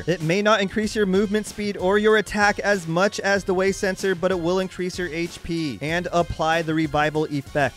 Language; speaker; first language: English; native; English